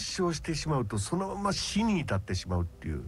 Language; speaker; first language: Japanese; native; Japanese